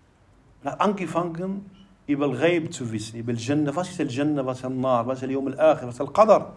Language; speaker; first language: German; non-native, fluent; Arabic